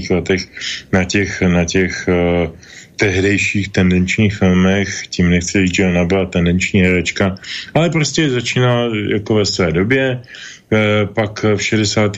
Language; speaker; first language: Czech; native; Czech